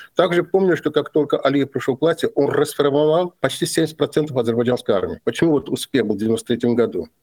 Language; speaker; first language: Russian; non-native, local second language; Azerbaijani